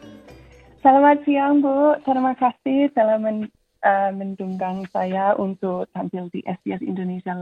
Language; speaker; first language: Indonesian; non-native, fluent; English